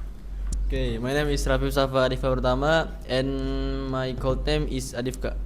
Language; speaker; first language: English; non-native, learner; Indonesian